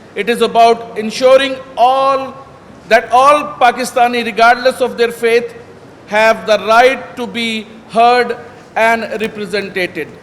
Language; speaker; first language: English; non-native, local second language; Urdu